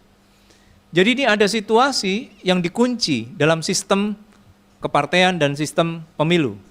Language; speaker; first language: Indonesian; native; Indonesian